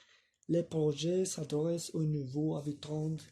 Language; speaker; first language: French; non-native, learner; Spanish